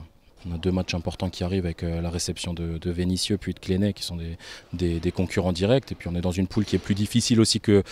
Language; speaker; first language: French; native; French